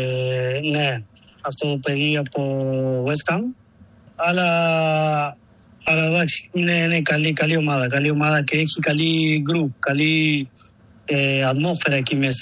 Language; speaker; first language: Greek; non-native, learner; Spanish